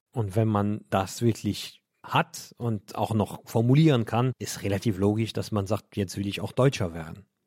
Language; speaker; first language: German; non-native, fluent; French